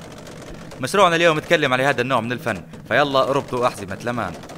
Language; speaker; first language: Arabic; native; Arabic